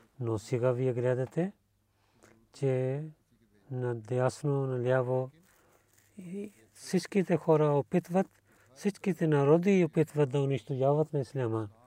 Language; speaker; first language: Bulgarian; non-native, learner; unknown